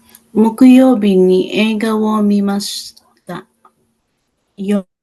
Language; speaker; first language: Japanese; non-native, learner; Filipino